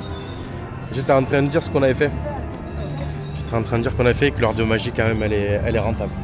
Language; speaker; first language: French; native; French